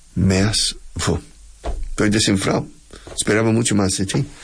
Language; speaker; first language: Spanish; non-native, fluent; English